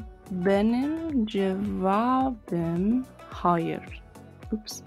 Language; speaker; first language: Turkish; non-native, learner; English